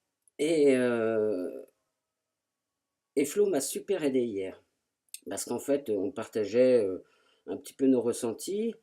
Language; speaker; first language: French; native; French